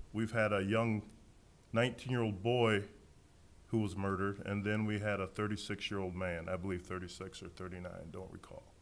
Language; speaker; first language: English; native; English